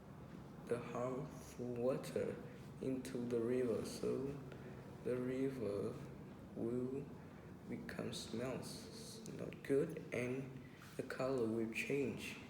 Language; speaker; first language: English; non-native, learner; Vietnamese